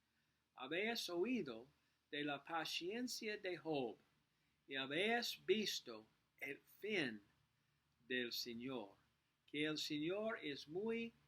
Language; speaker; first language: Spanish; non-native, learner; English